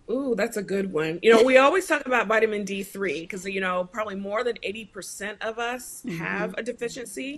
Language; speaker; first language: English; native; English